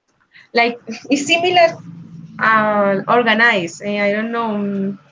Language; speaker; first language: English; non-native, learner; Spanish